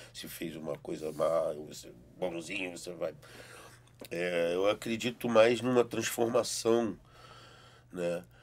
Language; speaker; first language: Portuguese; early bilingual, heritage; Portuguese